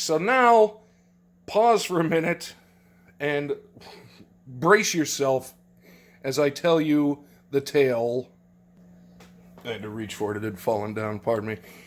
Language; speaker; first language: English; native; English